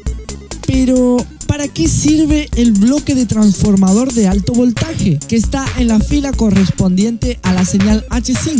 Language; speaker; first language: Spanish; native; Spanish